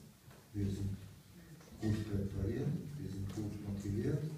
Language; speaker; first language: German; non-native, fluent; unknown